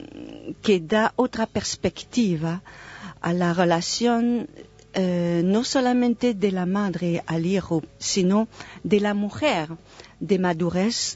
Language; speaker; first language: Spanish; non-native, fluent; French